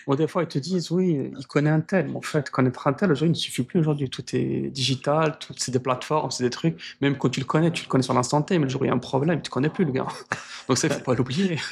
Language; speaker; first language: French; early bilingual, other home language; Tachelhit